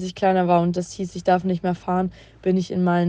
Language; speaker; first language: German; native; German